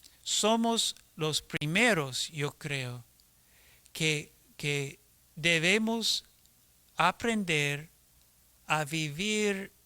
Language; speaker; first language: Spanish; non-native, fluent; English